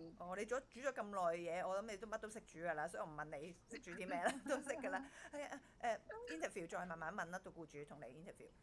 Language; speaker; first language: Cantonese; native; Cantonese